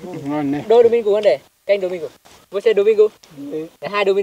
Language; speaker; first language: Portuguese; non-native, learner; Vietnamese